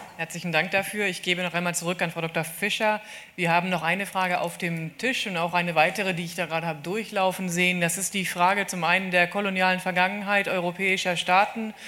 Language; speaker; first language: German; native; German